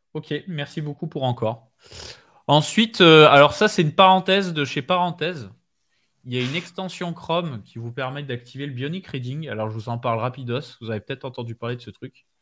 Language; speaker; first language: French; native; French